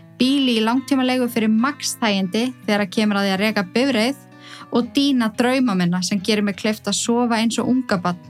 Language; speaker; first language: Icelandic; native; Icelandic